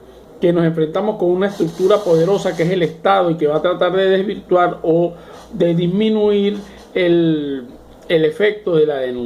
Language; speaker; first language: Spanish; native; Spanish